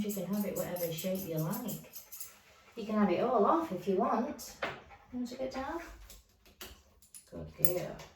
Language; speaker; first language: English; native; English